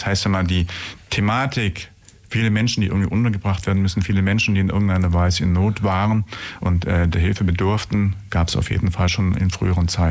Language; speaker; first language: German; native; German